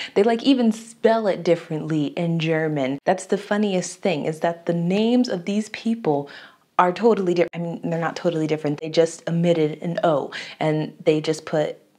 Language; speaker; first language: English; native; English